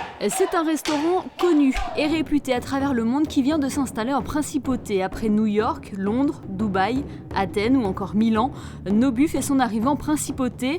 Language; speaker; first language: French; native; French